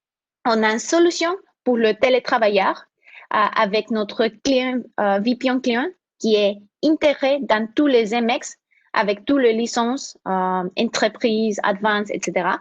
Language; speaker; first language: French; non-native, fluent; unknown